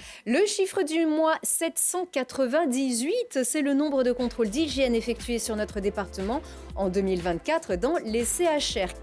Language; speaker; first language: French; native; French